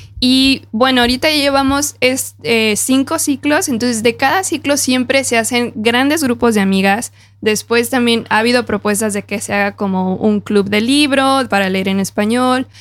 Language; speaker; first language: Spanish; native; Spanish